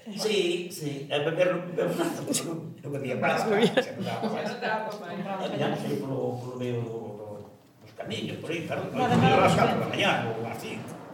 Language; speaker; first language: Galician; native; Galician